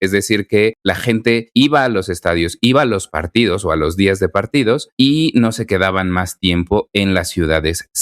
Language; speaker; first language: Spanish; native; Spanish